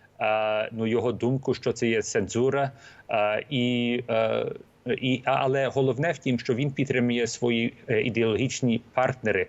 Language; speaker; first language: Ukrainian; early bilingual, heritage; Ukrainian